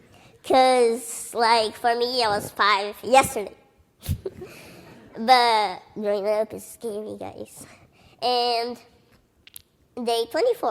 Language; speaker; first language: English; early bilingual, other home language; Portuguese